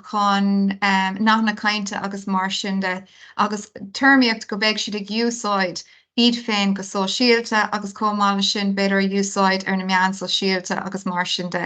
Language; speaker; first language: Irish; non-native, local second language; English